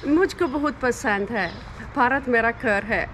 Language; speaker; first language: Hindi; non-native, learner; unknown